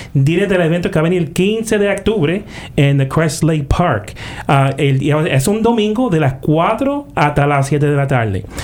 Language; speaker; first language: Spanish; early bilingual, heritage; Spanish